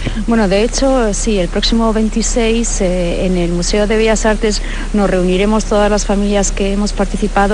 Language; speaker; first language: Spanish; native; Spanish